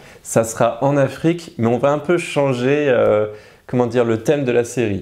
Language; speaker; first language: French; native; French